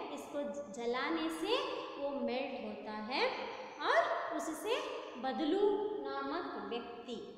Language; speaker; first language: Hindi; non-native, local second language; Kannada